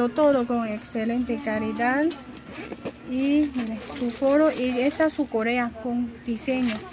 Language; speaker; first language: Spanish; non-native, learner; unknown